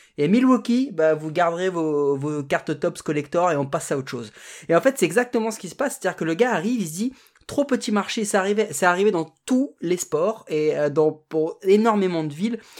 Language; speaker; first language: French; native; French